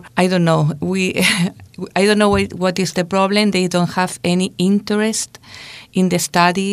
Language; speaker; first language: English; non-native, learner; Spanish